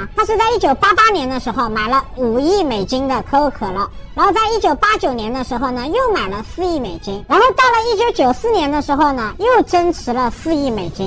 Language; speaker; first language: Chinese; native; Chinese